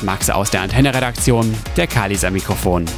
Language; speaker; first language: German; native; German